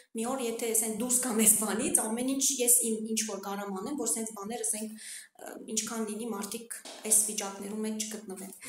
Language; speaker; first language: Armenian; early bilingual, heritage; Armenian